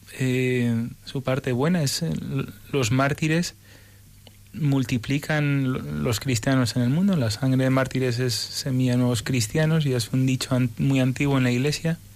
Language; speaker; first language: Spanish; early bilingual, other home language; English